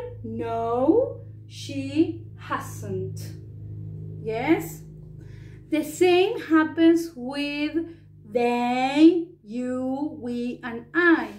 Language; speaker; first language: English; non-native, fluent; Spanish